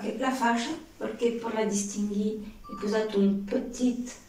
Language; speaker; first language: Catalan; non-native, local second language; French